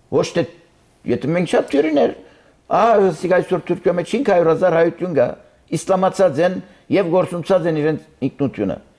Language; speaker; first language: Armenian; early bilingual, heritage; Armenian